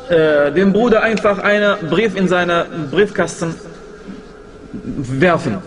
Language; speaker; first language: German; non-native, fluent; Arabic